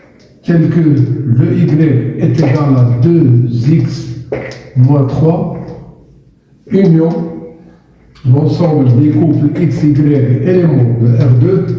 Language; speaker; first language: French; non-native, local second language; Arabic